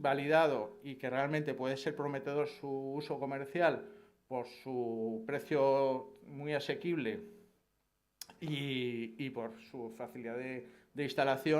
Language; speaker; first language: Spanish; native; Spanish